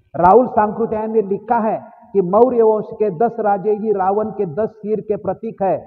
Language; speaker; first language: Hindi; non-native, local second language; Marathi